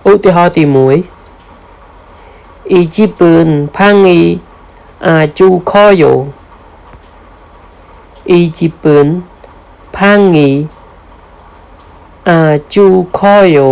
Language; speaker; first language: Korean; non-native, fluent; Khmer